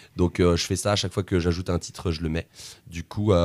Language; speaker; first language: French; native; French